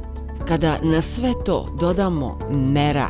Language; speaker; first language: Bosnian; native; Bosnian